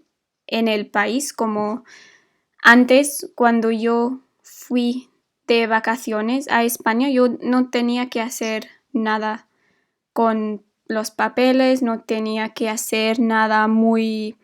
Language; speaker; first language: Spanish; non-native, fluent; English